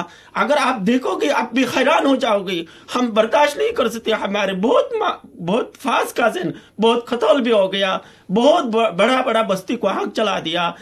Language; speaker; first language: Hindi; non-native, fluent; Rohingya